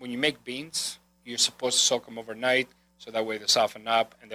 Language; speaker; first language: English; non-native, fluent; Greek